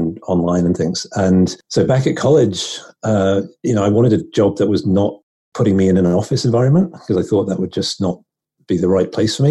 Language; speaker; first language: English; native; English